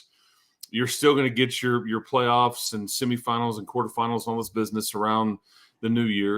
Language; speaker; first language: English; native; English